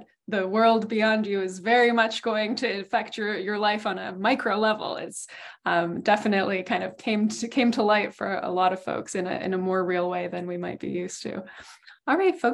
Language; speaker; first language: English; native; English